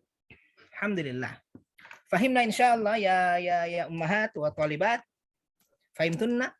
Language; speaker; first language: Arabic; non-native, fluent; Indonesian